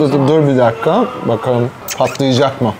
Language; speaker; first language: Turkish; native; Turkish